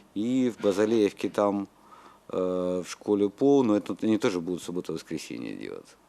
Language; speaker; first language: Russian; native; Russian